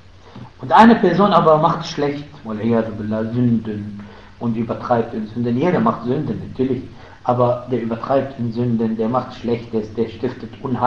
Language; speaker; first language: German; non-native, fluent; Arabic